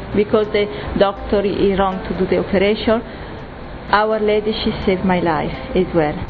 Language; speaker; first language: English; non-native, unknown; Italian